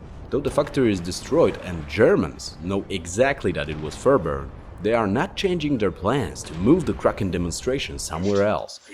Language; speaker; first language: English; non-native, fluent; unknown